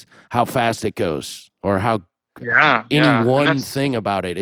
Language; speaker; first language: English; native; English